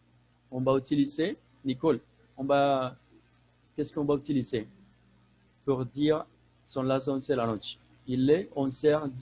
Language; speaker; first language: French; non-native, fluent; Spanish